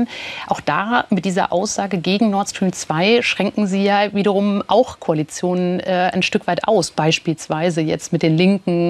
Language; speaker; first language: German; native; German